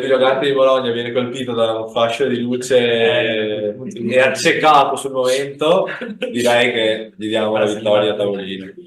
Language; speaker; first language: Italian; native; Italian